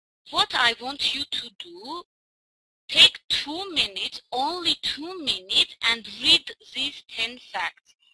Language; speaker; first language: English; non-native, fluent; Armenian